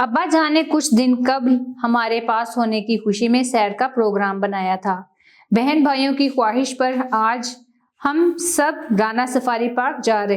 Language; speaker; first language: Urdu; native; Urdu